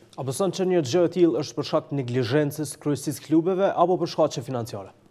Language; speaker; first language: Albanian; native; Albanian